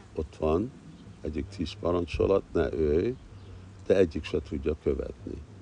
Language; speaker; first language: Hungarian; early bilingual, heritage; Hungarian